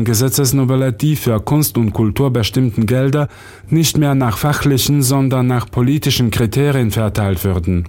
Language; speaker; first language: German; non-native, fluent; Slovak